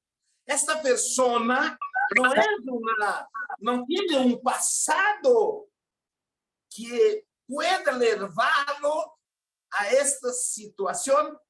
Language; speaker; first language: Spanish; non-native, learner; Portuguese